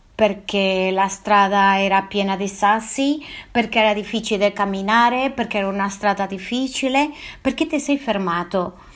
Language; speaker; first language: Italian; non-native, fluent; Spanish